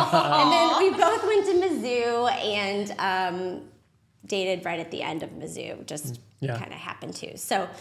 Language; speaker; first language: English; native; English